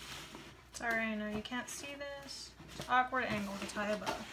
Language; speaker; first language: English; native; English